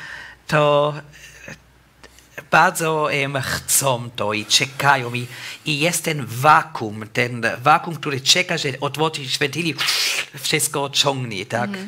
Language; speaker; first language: Polish; non-native, learner; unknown